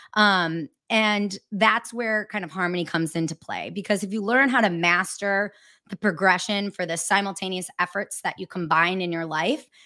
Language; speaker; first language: English; native; English